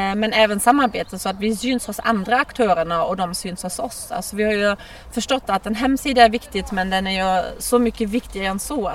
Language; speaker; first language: Swedish; non-native, fluent; German